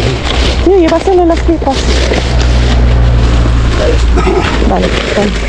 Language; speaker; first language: Spanish; non-native, learner; Filipino